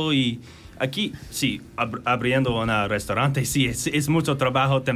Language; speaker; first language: Spanish; non-native, learner; English